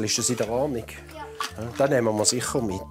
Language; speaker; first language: German; native; German